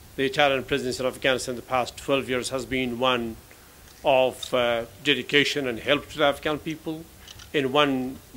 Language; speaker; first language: English; non-native, fluent; Pashto